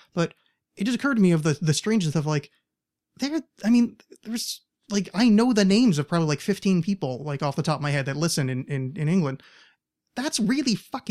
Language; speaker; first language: English; native; English